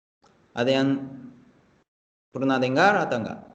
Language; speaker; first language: Indonesian; non-native, fluent; Japanese